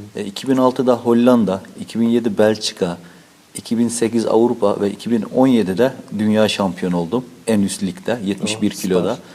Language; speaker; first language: Turkish; early bilingual, heritage; Turkish